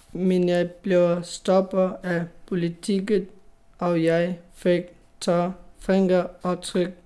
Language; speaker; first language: Danish; non-native, learner; Pashto